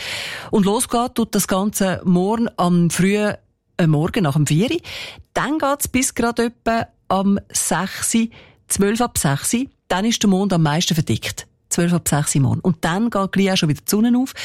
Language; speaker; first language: German; native; German